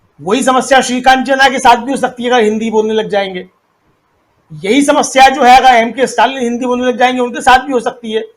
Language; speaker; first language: Hindi; native; Hindi